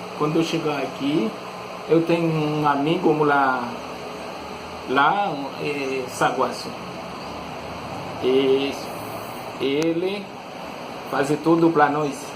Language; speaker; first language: Portuguese; non-native, learner; Haitian Creole